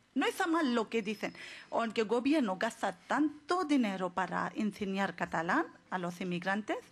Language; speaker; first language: Spanish; non-native, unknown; Urdu